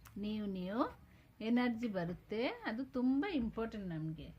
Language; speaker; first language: Kannada; non-native, local second language; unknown